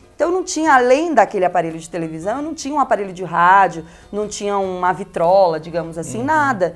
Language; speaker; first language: Portuguese; early bilingual, other home language; Spanish